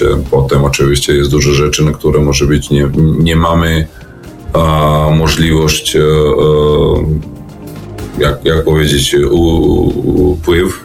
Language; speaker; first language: Polish; non-native, learner; Serbian